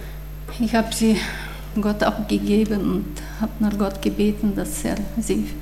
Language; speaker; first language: German; non-native, learner; Russian